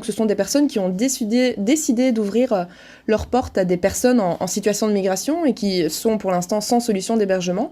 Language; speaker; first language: French; native; French